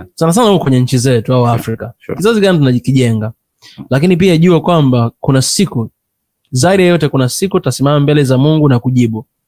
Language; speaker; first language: Swahili; native; Swahili